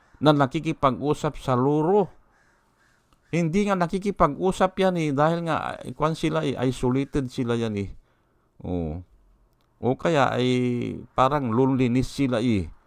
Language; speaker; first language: Filipino; non-native, local second language; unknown